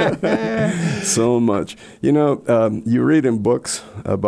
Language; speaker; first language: English; non-native, fluent; Spanish